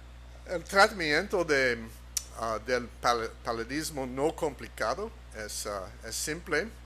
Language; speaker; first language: Spanish; non-native, fluent; English